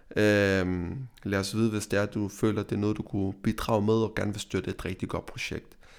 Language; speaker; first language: Danish; early bilingual, other home language; Arabic